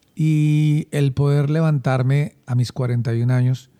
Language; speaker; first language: Spanish; native; Spanish